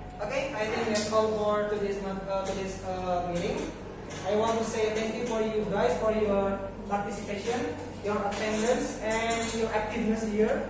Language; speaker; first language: English; non-native, local second language; Indonesian